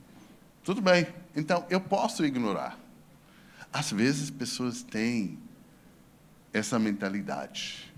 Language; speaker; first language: Portuguese; non-native, fluent; English